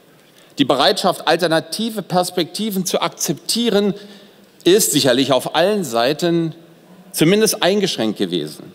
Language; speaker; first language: German; native; German